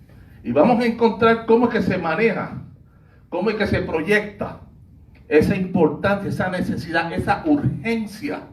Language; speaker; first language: Spanish; native; Spanish